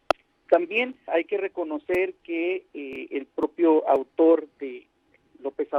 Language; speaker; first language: Spanish; native; Spanish